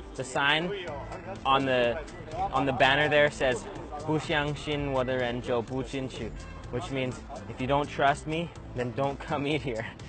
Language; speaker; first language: English; native; English